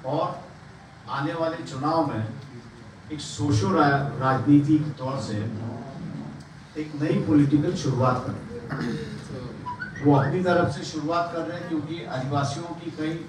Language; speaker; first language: Hindi; non-native, local second language; Marathi